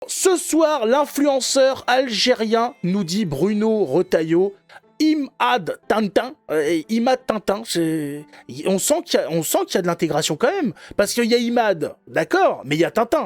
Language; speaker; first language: French; native; French